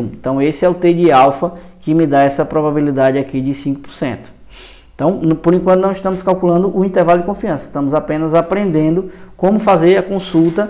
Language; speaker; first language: Portuguese; native; Portuguese